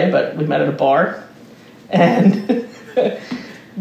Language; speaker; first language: English; native; English